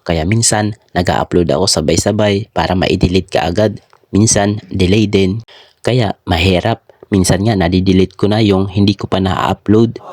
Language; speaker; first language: Filipino; non-native, local second language; Waray